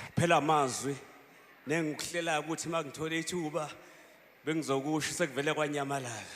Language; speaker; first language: Zulu; non-native, fluent; Swahili